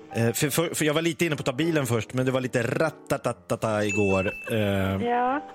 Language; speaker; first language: Swedish; native; Swedish